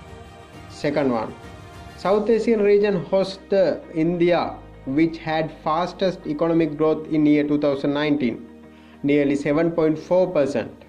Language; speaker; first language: English; non-native, local second language; Sinhala